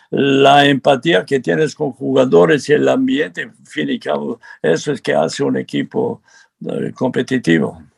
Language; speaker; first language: Spanish; non-native, fluent; Serbian